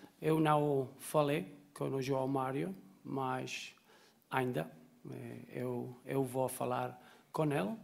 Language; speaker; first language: Portuguese; non-native, learner; Spanish